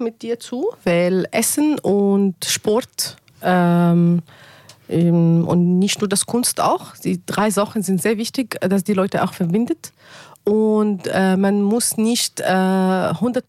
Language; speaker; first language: German; non-native, learner; Arabic